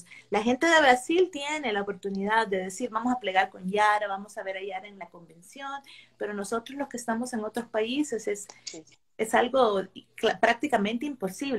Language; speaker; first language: Spanish; native; Spanish